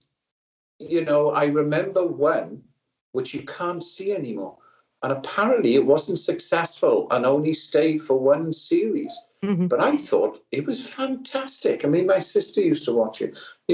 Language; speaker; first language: English; native; English